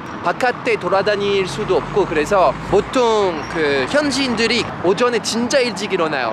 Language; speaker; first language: Korean; non-native, fluent; French